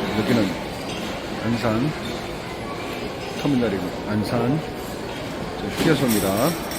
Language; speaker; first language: Korean; native; Korean